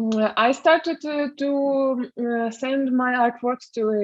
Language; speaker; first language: English; non-native, learner; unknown